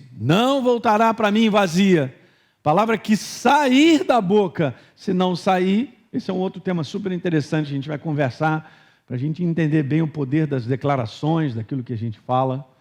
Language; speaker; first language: Portuguese; native; Portuguese